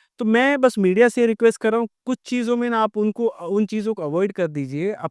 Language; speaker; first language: Hindi; native; Hindi